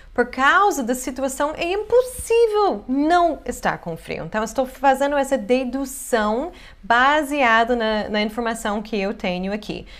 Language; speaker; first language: Portuguese; non-native, fluent; English